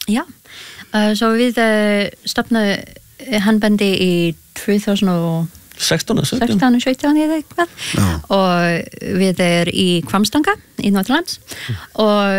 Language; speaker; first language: Icelandic; non-native, learner; English